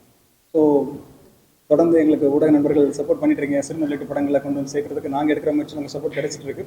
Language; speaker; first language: Tamil; native; Tamil